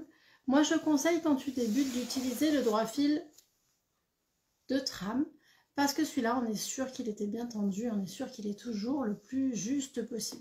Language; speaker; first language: French; native; French